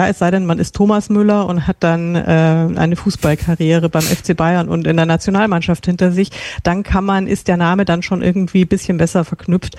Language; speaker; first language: German; native; German